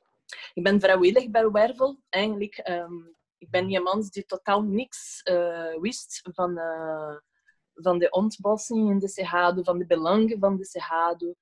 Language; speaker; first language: Dutch; non-native, fluent; Portuguese